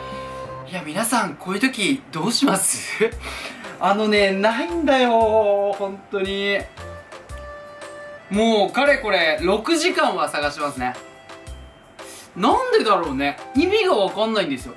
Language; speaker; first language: Japanese; native; Japanese